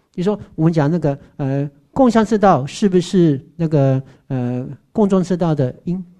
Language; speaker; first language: Chinese; native; Chinese